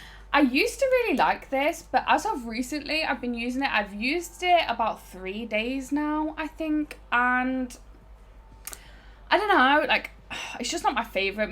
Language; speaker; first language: English; native; English